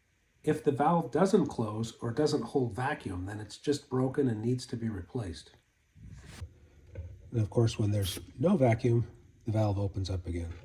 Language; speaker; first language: English; native; English